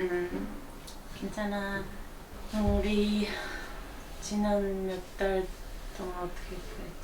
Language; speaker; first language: Korean; non-native, learner; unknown